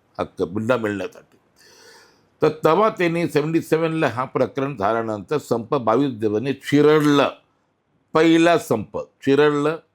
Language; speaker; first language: Marathi; non-native, local second language; Malayalam